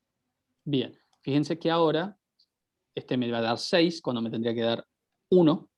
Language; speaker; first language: Spanish; native; Spanish